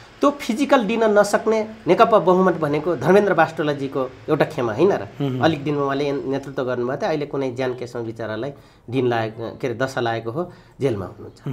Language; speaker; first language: Nepali; native; Nepali